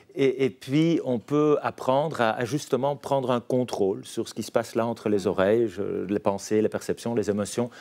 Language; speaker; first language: French; native; French